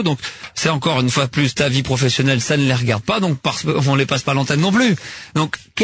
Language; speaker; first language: French; native; French